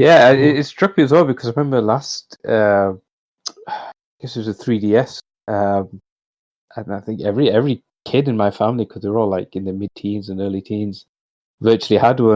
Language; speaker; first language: English; native; English